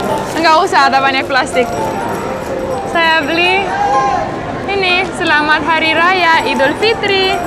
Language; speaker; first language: Indonesian; non-native, fluent; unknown